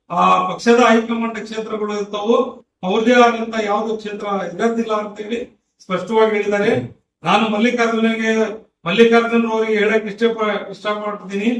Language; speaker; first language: Kannada; non-native, local second language; Urdu